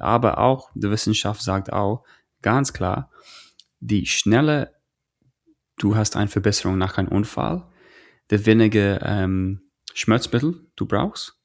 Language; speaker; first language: German; non-native, fluent; English